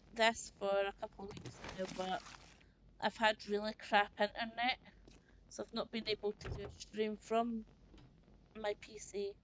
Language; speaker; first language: English; native; English